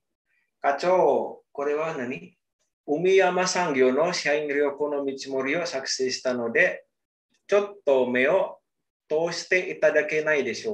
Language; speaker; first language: Japanese; non-native, learner; Indonesian